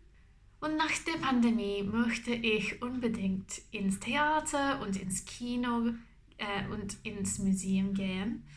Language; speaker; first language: German; non-native, learner; English